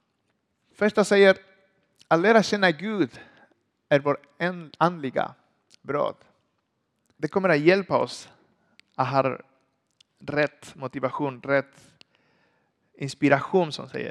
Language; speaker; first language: Swedish; non-native, learner; Spanish